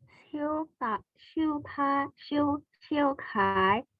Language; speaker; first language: Chinese; non-native, learner; Indonesian